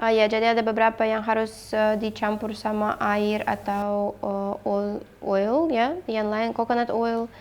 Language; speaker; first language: Indonesian; non-native, fluent; Russian